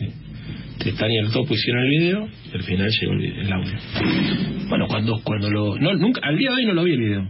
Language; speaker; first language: Spanish; native; Spanish